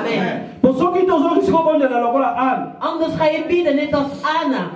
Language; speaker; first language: Dutch; early bilingual, other home language; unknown